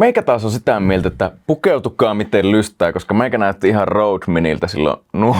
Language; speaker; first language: Finnish; native; Finnish